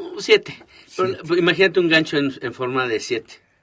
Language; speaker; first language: Spanish; native; Spanish